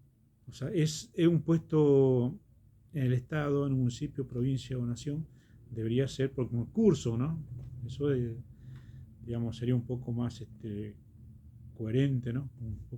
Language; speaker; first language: Spanish; native; Spanish